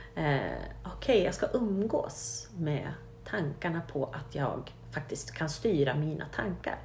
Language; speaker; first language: Swedish; native; Swedish